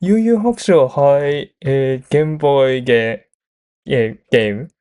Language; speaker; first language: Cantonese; non-native, learner; Japanese